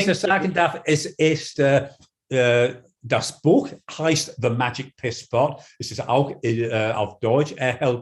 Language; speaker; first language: German; non-native, fluent; English